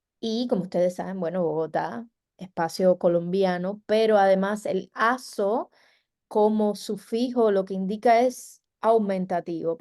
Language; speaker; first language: Spanish; native; Spanish